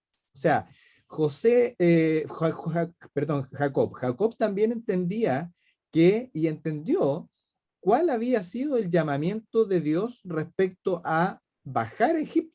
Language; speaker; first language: Spanish; native; Spanish